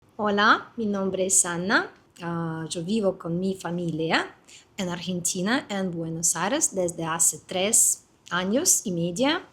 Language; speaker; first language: Spanish; non-native, fluent; Russian